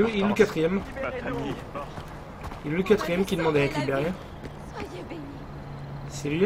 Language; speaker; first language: French; native; French